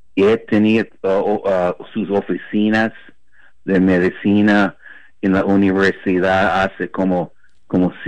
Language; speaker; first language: Spanish; non-native, fluent; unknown